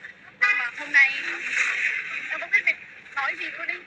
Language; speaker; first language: Vietnamese; non-native, fluent; Lao